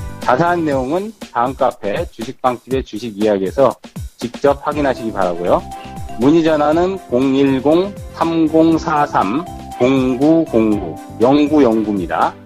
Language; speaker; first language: Korean; native; Korean